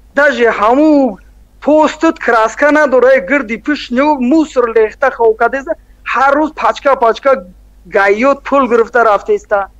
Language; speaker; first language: Tajik; native; Tajik